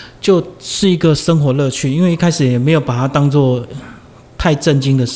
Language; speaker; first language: Chinese; native; Chinese